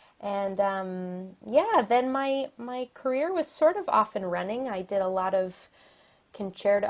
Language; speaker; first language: English; native; English